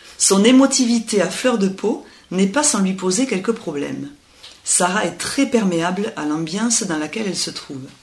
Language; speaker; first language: French; native; French